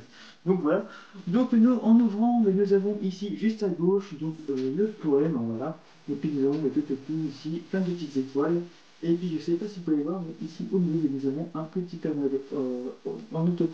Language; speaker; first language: French; native; French